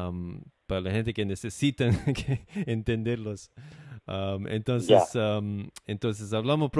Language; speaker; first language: Spanish; non-native, fluent; English